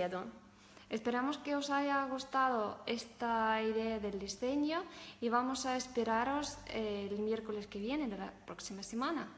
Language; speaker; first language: Spanish; non-native, fluent; Russian